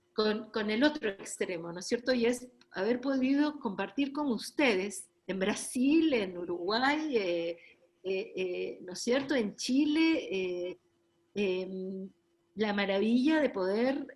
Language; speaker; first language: Spanish; native; Spanish